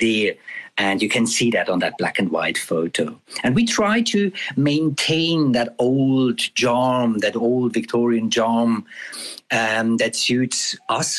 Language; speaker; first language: English; non-native, fluent; German